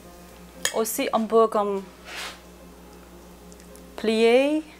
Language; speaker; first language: French; non-native, learner; Chinese